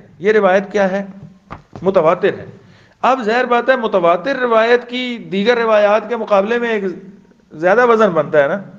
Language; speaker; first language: Urdu; non-native, local second language; Pashto